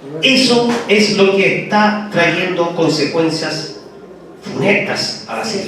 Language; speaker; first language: Spanish; native; Spanish